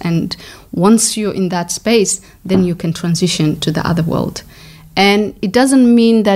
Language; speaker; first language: English; non-native, local second language; Somali